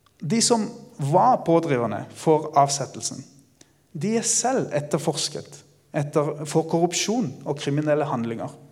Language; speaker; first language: Norwegian; early bilingual, other home language; Spanish